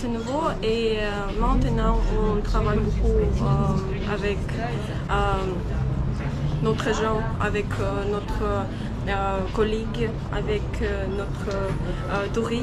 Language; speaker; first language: French; non-native, learner; Russian